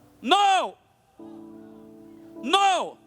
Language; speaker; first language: Spanish; native; Spanish